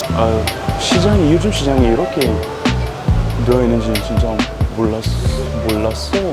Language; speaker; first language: Korean; non-native, fluent; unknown